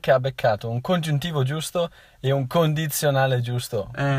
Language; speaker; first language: Italian; native; Italian